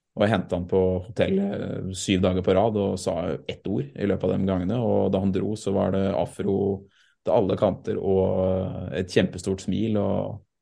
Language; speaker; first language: Norwegian; native; Norwegian